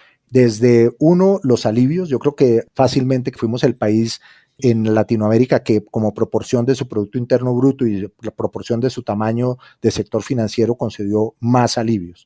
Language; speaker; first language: Spanish; native; Spanish